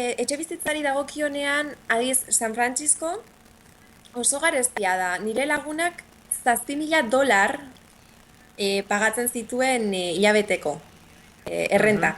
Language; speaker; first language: Basque; native; Basque